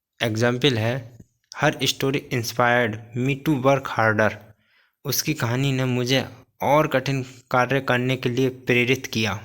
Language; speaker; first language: Hindi; native; Hindi